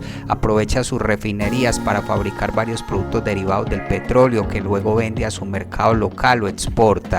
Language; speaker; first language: Spanish; native; Spanish